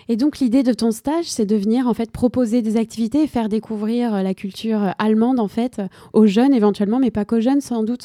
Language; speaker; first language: French; native; French